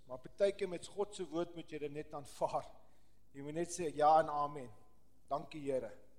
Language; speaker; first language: Afrikaans; early bilingual, heritage; Afrikaans